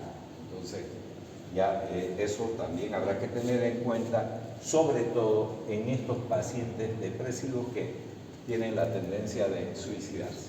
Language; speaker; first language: Spanish; native; Spanish